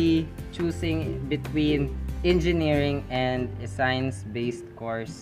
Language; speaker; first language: English; non-native, local second language; Cebuano